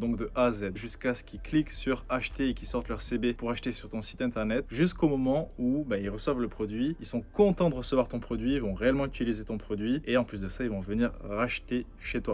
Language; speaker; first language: French; native; French